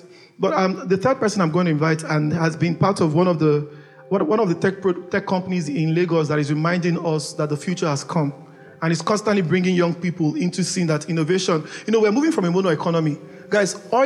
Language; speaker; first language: English; non-native, local second language; Igbo